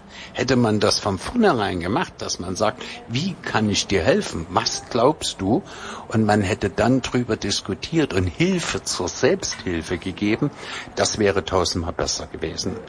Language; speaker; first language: German; native; German